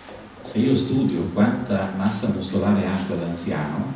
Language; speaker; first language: Italian; native; Italian